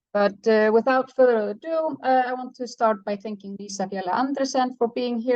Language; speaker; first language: English; non-native, fluent; Icelandic